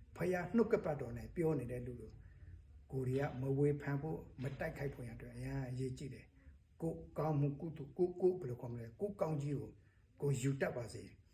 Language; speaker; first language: Burmese; non-native, local second language; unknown